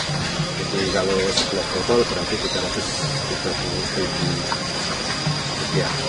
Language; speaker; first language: Indonesian; native; Indonesian